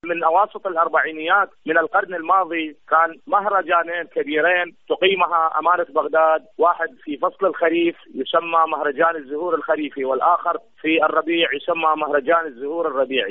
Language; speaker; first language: Arabic; native; Arabic